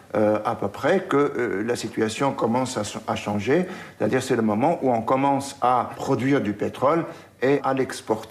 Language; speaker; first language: French; native; French